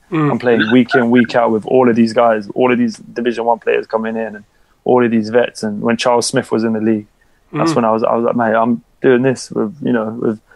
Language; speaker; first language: English; early bilingual, other home language; Albanian